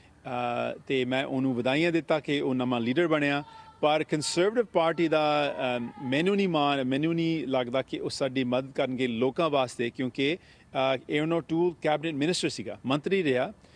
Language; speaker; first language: Punjabi; early bilingual, heritage; Punjabi